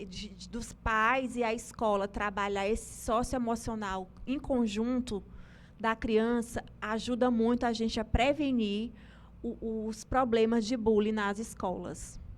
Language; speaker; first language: Portuguese; native; Portuguese